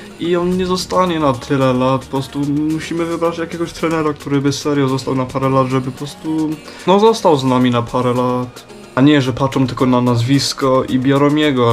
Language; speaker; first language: Polish; early bilingual, heritage; Polish